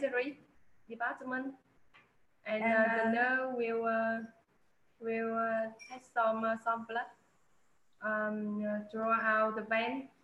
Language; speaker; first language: English; non-native, learner; Vietnamese